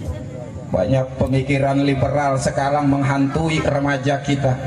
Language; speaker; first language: Indonesian; native; Indonesian